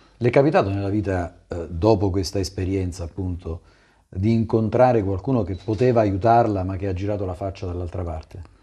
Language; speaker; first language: Italian; native; Italian